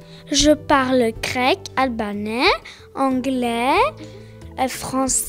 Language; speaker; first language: French; early bilingual, heritage; French